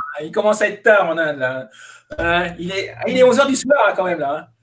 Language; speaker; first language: French; native; French